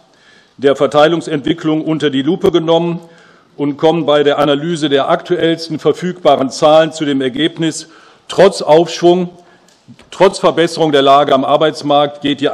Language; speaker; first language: German; native; German